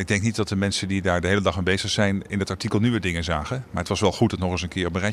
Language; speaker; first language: Dutch; native; Dutch